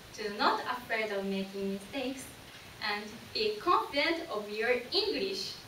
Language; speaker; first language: English; non-native, learner; Japanese